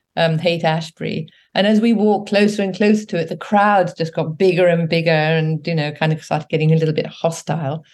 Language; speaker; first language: English; native; English